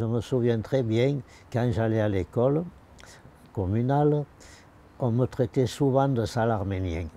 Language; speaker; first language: French; early bilingual, other home language; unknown